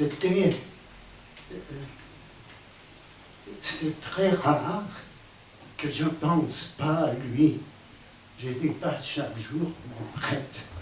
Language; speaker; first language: French; non-native, fluent; Spanish